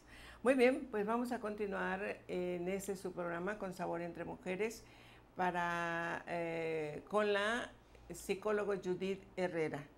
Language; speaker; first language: Spanish; native; Spanish